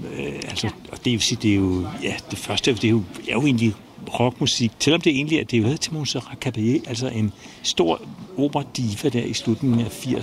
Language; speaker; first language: Danish; native; Danish